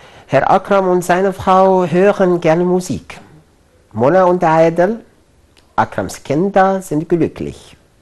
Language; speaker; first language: German; non-native, fluent; Arabic